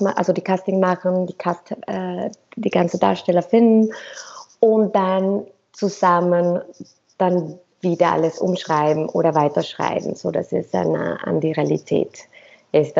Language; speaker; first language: German; non-native, fluent; Spanish